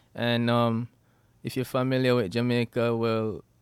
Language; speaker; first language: English; non-native, local second language; Jamaican Creole English